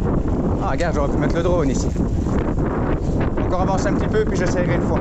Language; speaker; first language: French; native; French